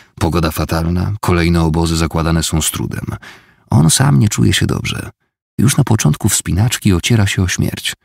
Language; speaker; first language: Polish; native; Polish